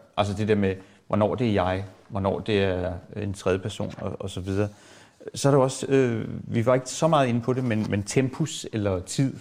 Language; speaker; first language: Danish; native; Danish